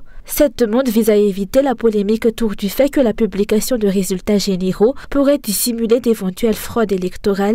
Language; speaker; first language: French; non-native, local second language; Malagasy